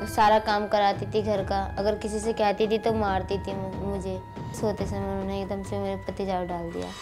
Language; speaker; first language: Hindi; native; Hindi